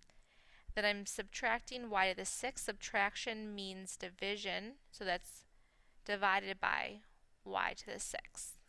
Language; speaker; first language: English; native; English